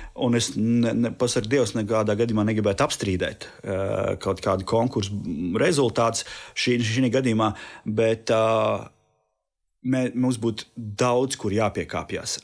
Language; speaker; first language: Latvian; native; Latvian